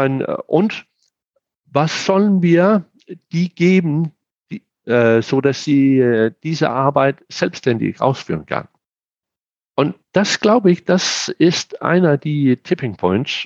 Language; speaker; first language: German; non-native, fluent; Danish